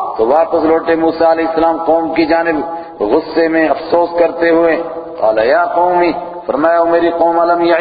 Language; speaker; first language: Urdu; native; Urdu